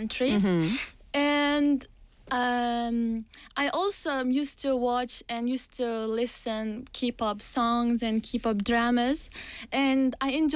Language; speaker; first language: English; non-native, fluent; Uzbek